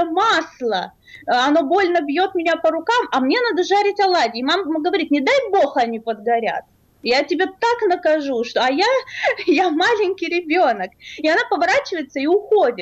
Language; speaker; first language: Russian; native; Russian